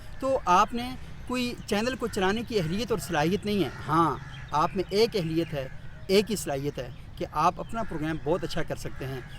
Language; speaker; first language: Urdu; non-native, local second language; Northern Hindko